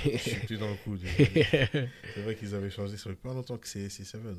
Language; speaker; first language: French; native; French